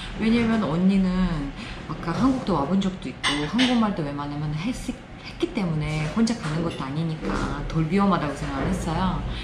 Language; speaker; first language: Korean; non-native, fluent; Uzbek